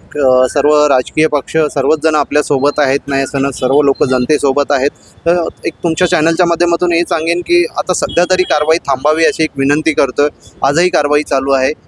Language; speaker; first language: Marathi; native; Marathi